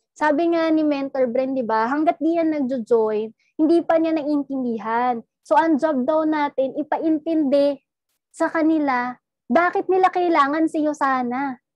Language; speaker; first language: Filipino; non-native, local second language; Cebuano